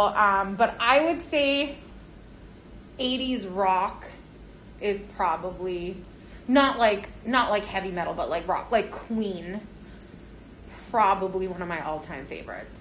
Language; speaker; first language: English; non-native, local second language; Hindi